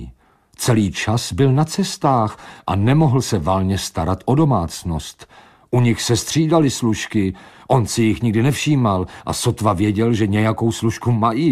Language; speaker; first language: Czech; native; Czech